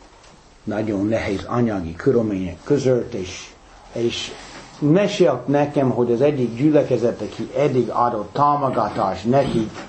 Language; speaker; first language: Hungarian; non-native, fluent; English